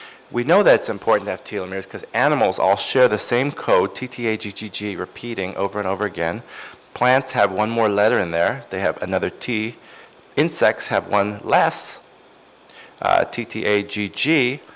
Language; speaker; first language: English; native; English